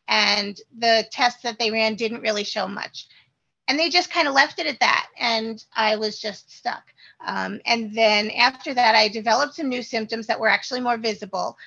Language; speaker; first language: English; native; English